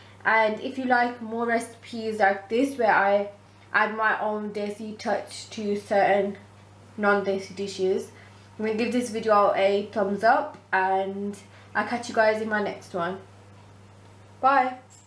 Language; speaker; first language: English; early bilingual, other home language; Hindi